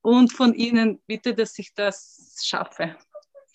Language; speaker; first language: German; non-native, learner; Russian